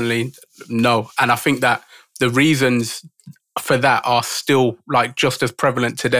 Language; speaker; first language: English; native; English